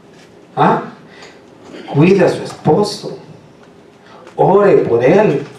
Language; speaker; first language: Spanish; native; Spanish